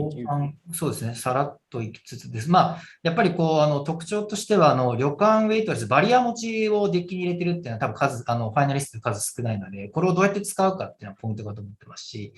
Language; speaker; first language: Japanese; native; Japanese